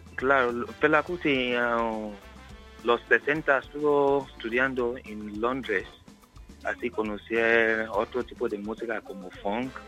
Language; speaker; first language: Spanish; non-native, learner; Yoruba